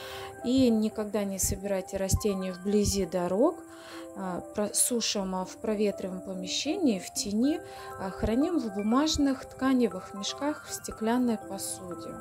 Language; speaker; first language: Russian; native; Russian